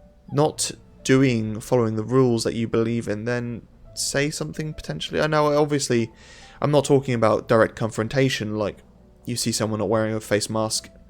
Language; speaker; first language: English; native; English